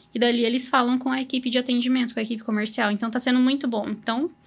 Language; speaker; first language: Portuguese; native; Portuguese